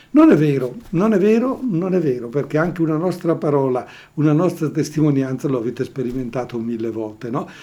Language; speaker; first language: Italian; native; Italian